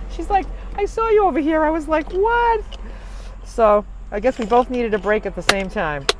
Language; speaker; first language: English; native; English